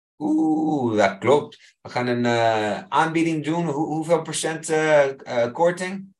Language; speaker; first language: Dutch; non-native, fluent; English